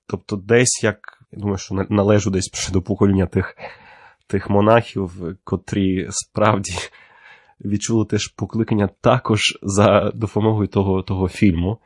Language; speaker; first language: Ukrainian; early bilingual, heritage; Ukrainian